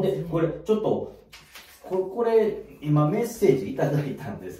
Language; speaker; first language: Japanese; native; Japanese